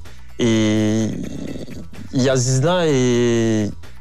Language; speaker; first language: Russian; non-native, learner; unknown